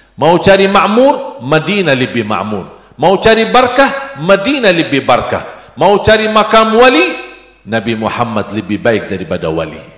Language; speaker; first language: Indonesian; non-native, fluent; Arabic